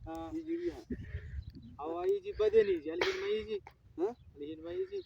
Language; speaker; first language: Arabic; non-native, learner; Telugu